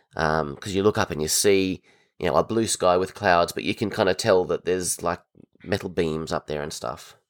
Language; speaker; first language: English; native; English